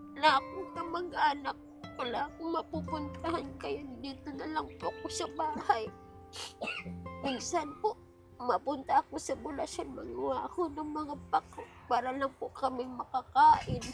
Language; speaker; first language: Filipino; non-native, local second language; Bikol